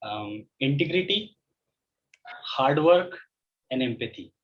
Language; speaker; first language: English; non-native, local second language; Hindi